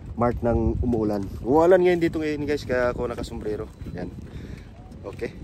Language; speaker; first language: Filipino; non-native, local second language; Cebuano